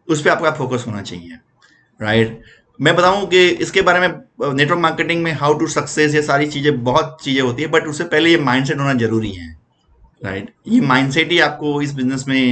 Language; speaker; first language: Hindi; non-native, local second language; Gujarati